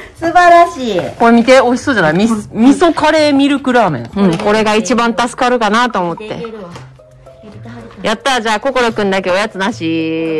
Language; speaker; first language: Japanese; native; Japanese